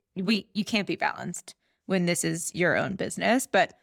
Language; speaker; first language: English; native; English